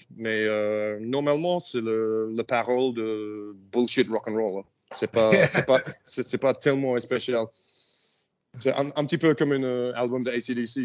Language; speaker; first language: French; non-native, learner; English